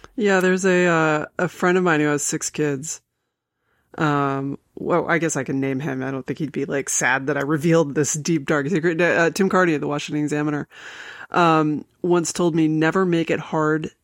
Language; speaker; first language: English; native; English